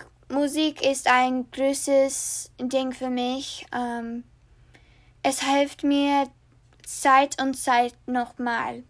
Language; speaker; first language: German; non-native, learner; English